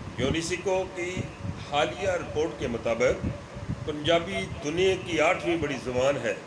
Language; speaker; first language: Urdu; non-native, local second language; Punjabi